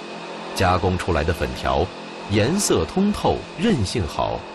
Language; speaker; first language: Chinese; native; Chinese